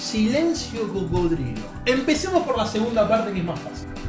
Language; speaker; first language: Spanish; native; Spanish